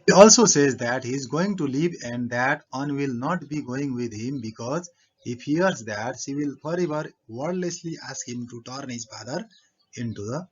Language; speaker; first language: English; non-native, local second language; Nepali